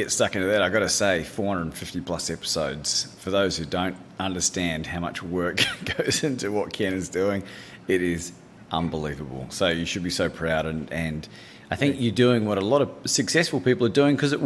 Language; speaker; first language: English; native; English